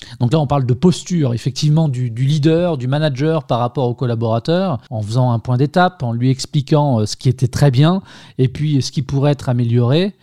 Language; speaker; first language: French; native; French